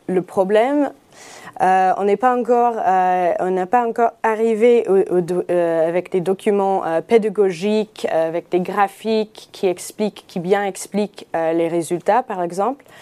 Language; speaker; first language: French; non-native, fluent; English